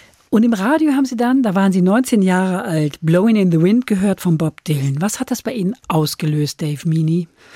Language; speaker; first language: German; native; German